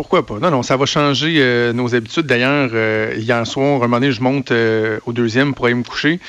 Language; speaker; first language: French; native; French